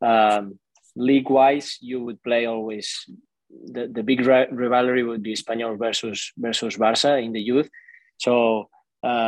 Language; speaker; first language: English; non-native, fluent; Spanish